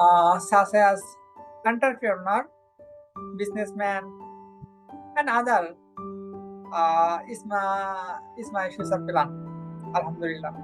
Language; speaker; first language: English; non-native, learner; Bangla